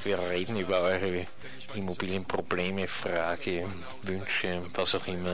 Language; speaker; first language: German; native; German